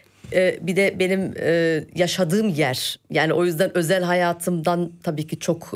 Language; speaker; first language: Turkish; early bilingual, heritage; Turkish